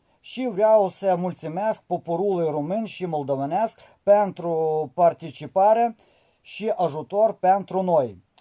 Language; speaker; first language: Romanian; non-native, learner; Ukrainian